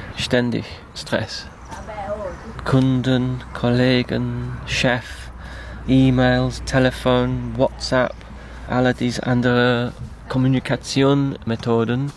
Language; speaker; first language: German; non-native, fluent; English